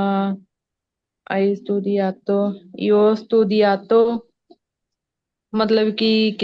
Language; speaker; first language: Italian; non-native, learner; Hindi